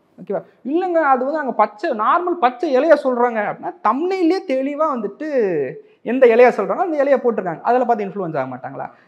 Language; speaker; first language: Tamil; native; Tamil